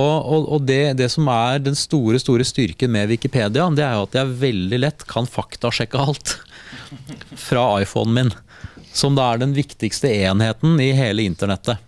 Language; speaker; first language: Norwegian; native; Norwegian